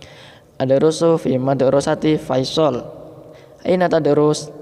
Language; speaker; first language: Arabic; non-native, fluent; Indonesian